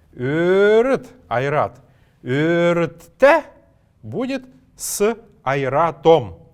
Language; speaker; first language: Russian; native; Russian